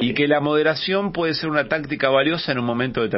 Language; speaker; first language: Spanish; native; Spanish